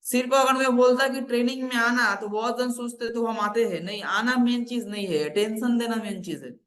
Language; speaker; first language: Hindi; non-native, local second language; Bangla